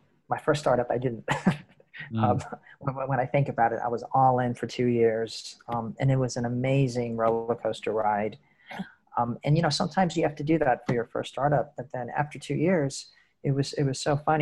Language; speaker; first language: English; native; English